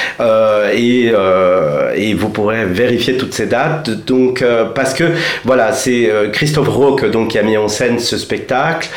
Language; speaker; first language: French; non-native, fluent; Spanish